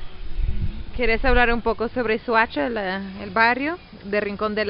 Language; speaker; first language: Spanish; non-native, fluent; English